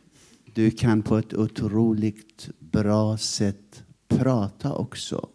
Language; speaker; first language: Swedish; non-native, fluent; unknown